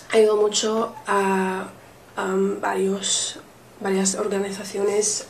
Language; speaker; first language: Spanish; non-native, learner; English